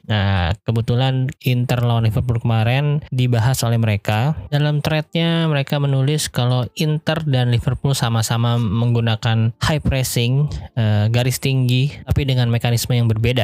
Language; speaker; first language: Indonesian; native; Indonesian